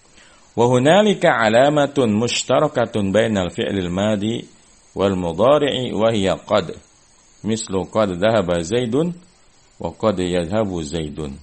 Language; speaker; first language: Arabic; non-native, fluent; Indonesian